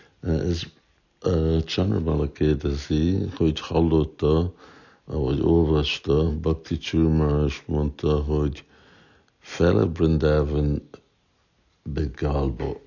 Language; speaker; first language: Hungarian; non-native, fluent; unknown